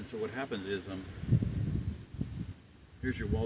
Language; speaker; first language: English; native; English